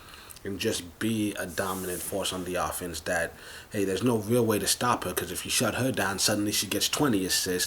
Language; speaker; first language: English; native; English